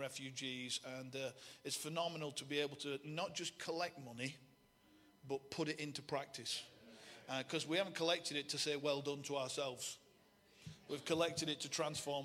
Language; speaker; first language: English; native; English